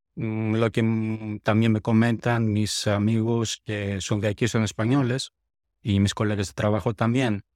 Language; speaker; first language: Spanish; non-native, fluent; Greek